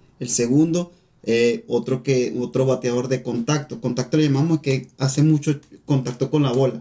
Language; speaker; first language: Spanish; native; Spanish